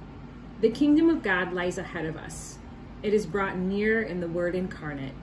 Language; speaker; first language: English; native; English